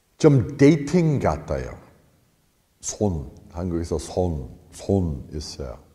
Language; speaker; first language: Korean; non-native, fluent; English